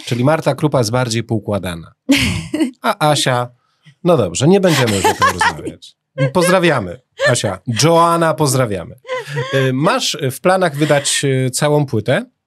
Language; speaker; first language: Polish; native; Polish